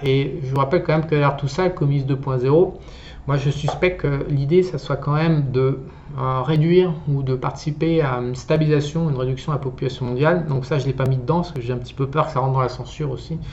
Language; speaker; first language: French; native; French